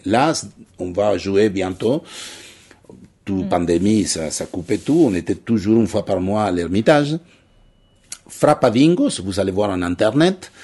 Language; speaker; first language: French; non-native, fluent; Spanish